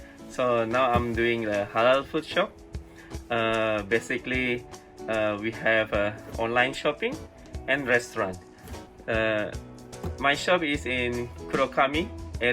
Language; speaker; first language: English; non-native, fluent; Indonesian